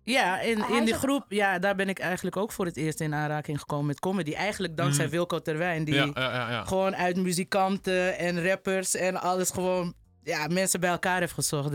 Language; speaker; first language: Dutch; native; Dutch